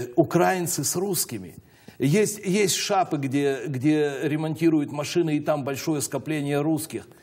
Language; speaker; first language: Russian; native; Russian